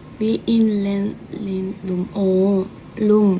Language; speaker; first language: English; non-native, learner; Korean